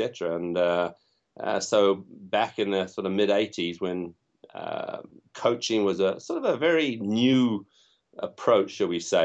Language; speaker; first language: English; native; English